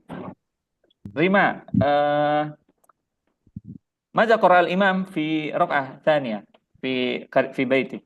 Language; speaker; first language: Arabic; non-native, fluent; Indonesian